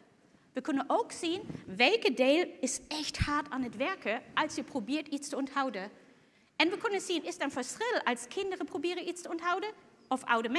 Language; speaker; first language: Dutch; non-native, fluent; German